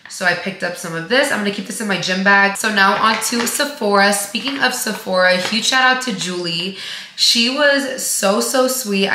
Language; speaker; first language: English; native; English